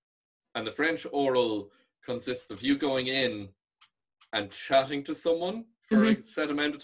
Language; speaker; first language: English; non-native, local second language; Irish